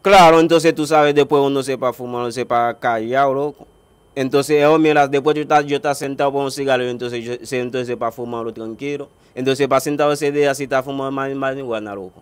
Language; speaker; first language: Spanish; non-native, learner; Haitian Creole